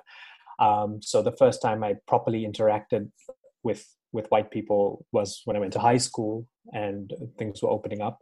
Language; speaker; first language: English; native; English